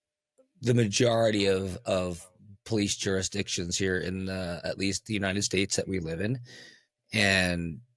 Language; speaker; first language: English; native; English